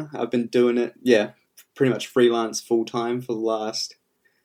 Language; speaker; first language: English; native; English